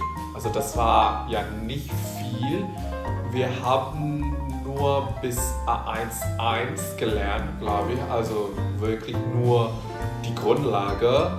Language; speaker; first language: German; non-native, fluent; Indonesian